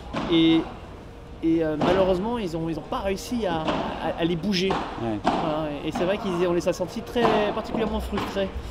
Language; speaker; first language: French; native; French